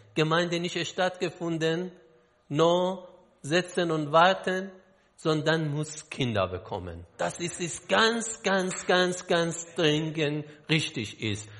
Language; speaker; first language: German; non-native, learner; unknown